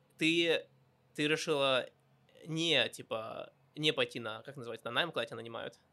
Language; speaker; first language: Russian; early bilingual, heritage; Russian